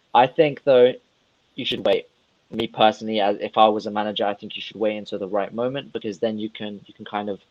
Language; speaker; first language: English; non-native, fluent; Russian